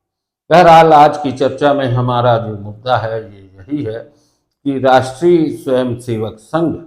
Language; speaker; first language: Hindi; native; Hindi